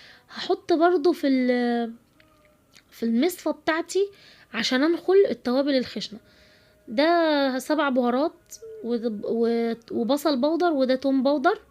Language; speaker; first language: Arabic; native; Arabic